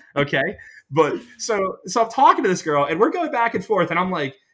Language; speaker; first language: English; native; English